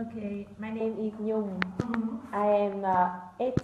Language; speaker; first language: English; non-native, learner; Vietnamese